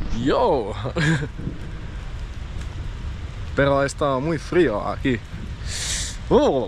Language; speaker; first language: Spanish; non-native, learner; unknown